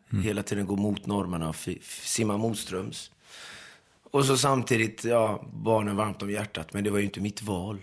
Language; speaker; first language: Swedish; early bilingual, other home language; Persian